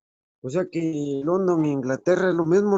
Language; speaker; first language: Spanish; native; Spanish